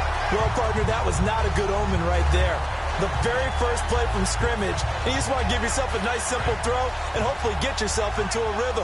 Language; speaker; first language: English; native; English